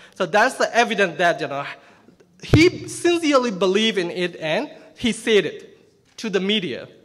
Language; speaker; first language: English; non-native, fluent; Burmese